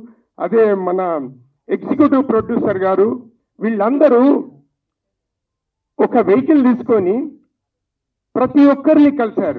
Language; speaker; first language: Telugu; native; Telugu